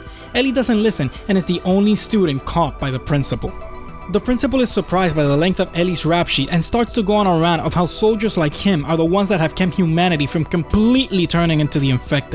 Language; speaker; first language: English; native; English